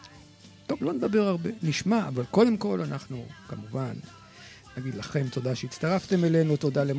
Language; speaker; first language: Hebrew; native; Hebrew